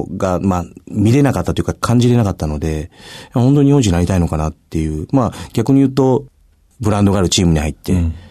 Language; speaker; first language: Japanese; native; Japanese